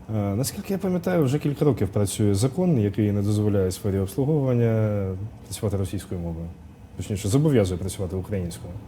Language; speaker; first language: Ukrainian; non-native, local second language; Russian